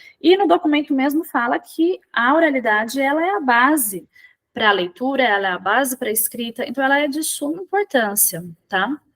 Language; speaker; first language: Portuguese; native; Portuguese